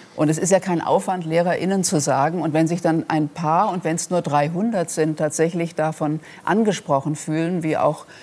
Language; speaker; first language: German; native; German